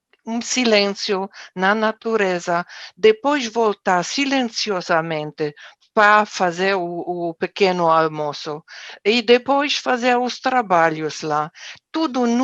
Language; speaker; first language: Portuguese; non-native, fluent; German